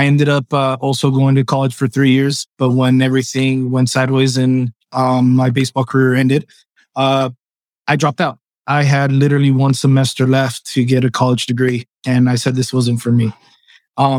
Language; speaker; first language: English; early bilingual, other home language; Spanish